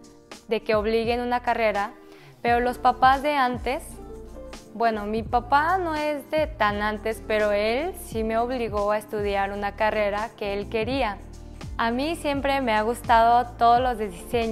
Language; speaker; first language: Spanish; early bilingual, other home language; Korean